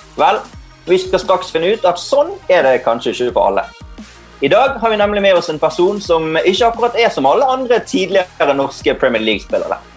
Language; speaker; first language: Norwegian; native; Norwegian